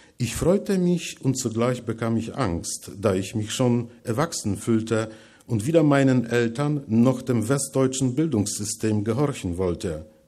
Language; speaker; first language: German; non-native, fluent; Polish